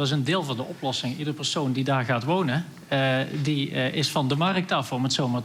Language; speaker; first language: Dutch; native; Dutch